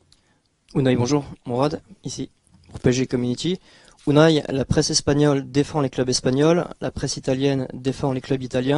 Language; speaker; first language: French; native; French